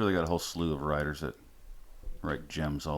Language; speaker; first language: English; native; English